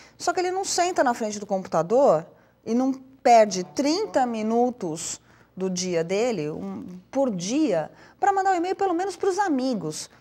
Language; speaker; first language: Portuguese; native; Portuguese